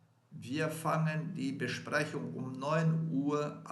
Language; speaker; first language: German; non-native, fluent; Portuguese